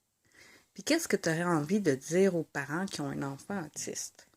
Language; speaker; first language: French; native; French